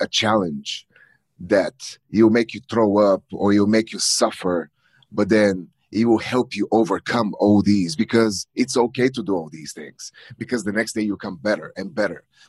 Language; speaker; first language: English; non-native, fluent; Bulgarian